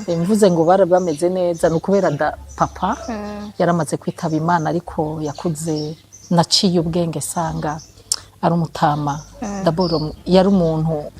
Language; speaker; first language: Rundi; non-native, local second language; Swahili